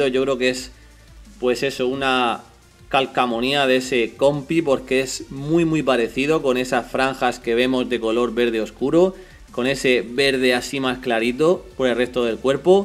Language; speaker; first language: Spanish; native; Spanish